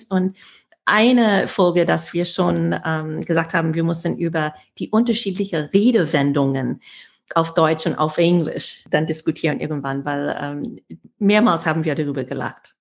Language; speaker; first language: German; non-native, fluent; English